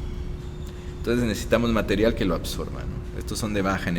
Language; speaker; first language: Spanish; native; Spanish